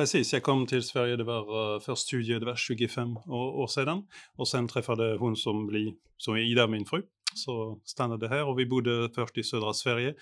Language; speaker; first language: Swedish; non-native, fluent; French